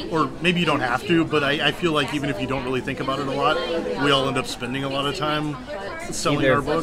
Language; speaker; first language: English; native; English